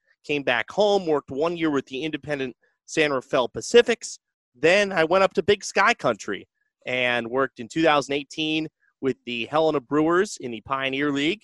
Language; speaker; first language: English; native; English